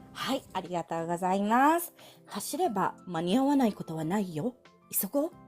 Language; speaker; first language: Japanese; non-native, fluent; Filipino